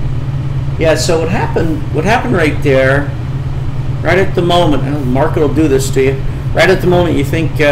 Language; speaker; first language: English; native; English